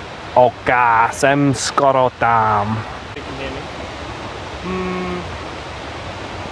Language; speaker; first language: Czech; non-native, learner; English